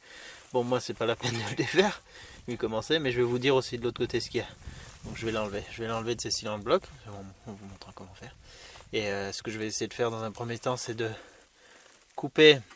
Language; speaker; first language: French; native; French